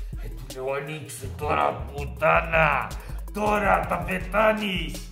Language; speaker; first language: Greek; non-native, fluent; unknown